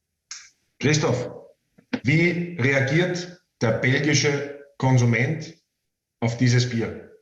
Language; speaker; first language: German; native; German